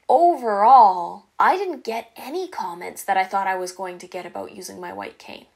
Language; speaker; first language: English; native; English